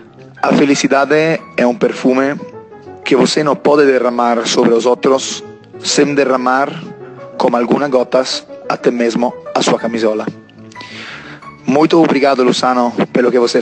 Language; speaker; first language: Portuguese; non-native, learner; Italian